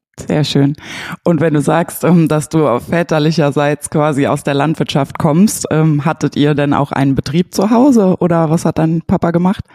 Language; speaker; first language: German; native; German